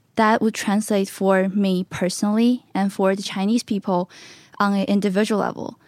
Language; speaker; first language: English; non-native, fluent; Chinese